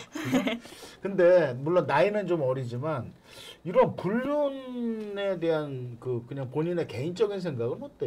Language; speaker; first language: Korean; native; Korean